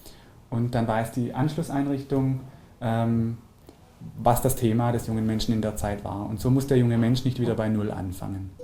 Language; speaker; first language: German; native; German